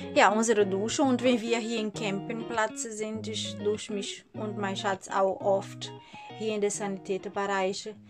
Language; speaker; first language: German; non-native, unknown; Portuguese